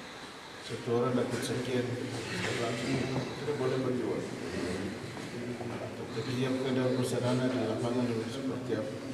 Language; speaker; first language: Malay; non-native, local second language; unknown